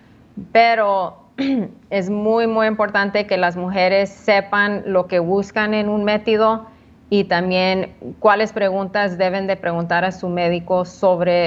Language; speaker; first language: Spanish; early bilingual, heritage; Spanish